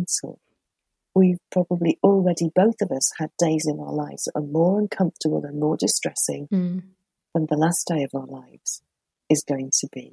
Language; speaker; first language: English; native; English